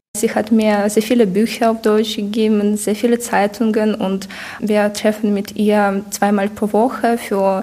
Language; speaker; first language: German; non-native, fluent; Ukrainian